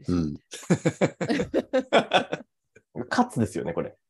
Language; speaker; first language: Japanese; native; Japanese